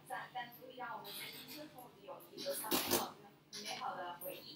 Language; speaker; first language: Chinese; native; Chinese